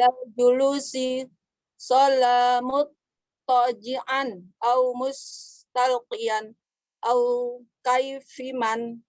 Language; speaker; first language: Arabic; non-native, learner; Indonesian